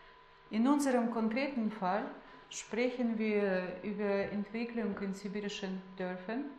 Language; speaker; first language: German; non-native, fluent; Russian